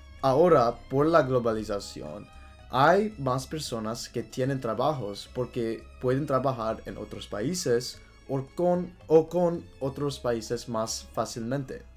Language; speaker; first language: Spanish; non-native, learner; English